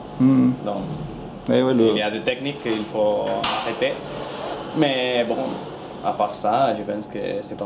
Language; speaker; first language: French; non-native, learner; Spanish